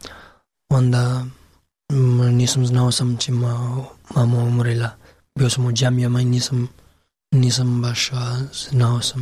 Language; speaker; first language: Serbian; non-native, learner; Pashto